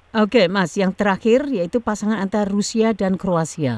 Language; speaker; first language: Indonesian; native; Indonesian